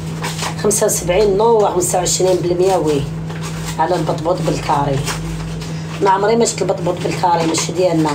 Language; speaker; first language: Arabic; native; Arabic